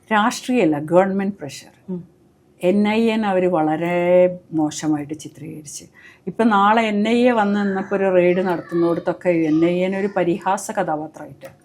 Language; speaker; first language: Malayalam; native; Malayalam